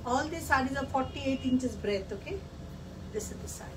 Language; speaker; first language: English; non-native, local second language; Bangla